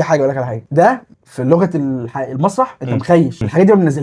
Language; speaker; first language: Arabic; native; Arabic